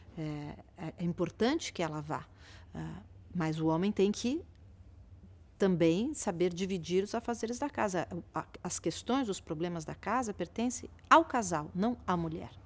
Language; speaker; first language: Portuguese; native; Portuguese